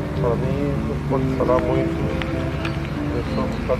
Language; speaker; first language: Portuguese; non-native, local second language; Lingala